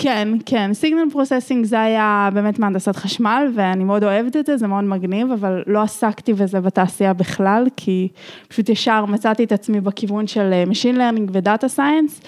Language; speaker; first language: Hebrew; native; Hebrew